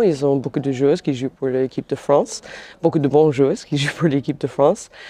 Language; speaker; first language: French; non-native, fluent; English